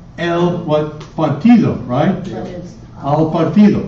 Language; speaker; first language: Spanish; non-native, fluent; English